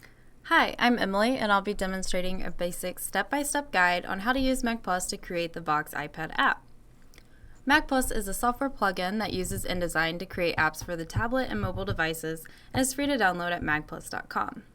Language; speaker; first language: English; native; English